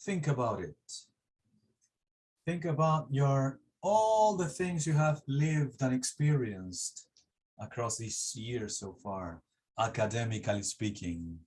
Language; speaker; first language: English; non-native, fluent; Spanish